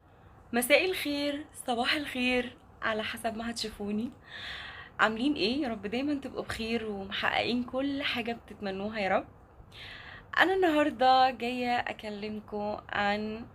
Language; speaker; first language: Arabic; native; Arabic